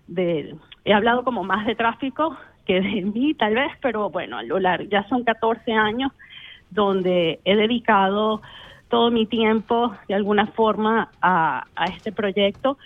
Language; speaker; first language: Spanish; native; Spanish